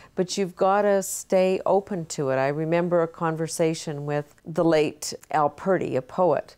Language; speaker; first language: English; native; English